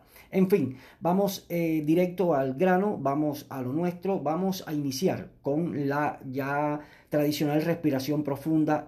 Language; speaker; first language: Spanish; native; Spanish